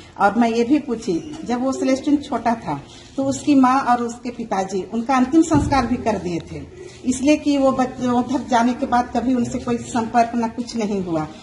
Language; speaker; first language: Hindi; native; Hindi